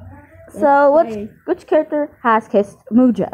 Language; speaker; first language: English; native; English